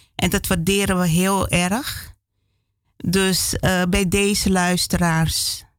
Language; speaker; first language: Dutch; native; Dutch